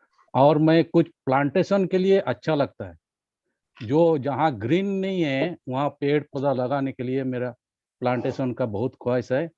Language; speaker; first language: Hindi; non-native, local second language; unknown